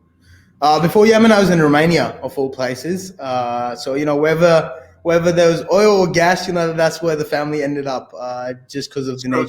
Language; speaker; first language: English; early bilingual, other home language; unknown